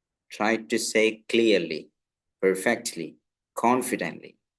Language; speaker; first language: English; non-native, local second language; Malayalam